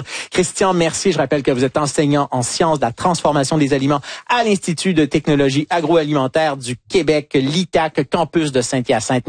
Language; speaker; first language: French; native; French